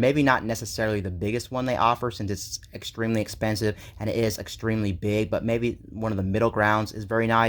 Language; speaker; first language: English; native; English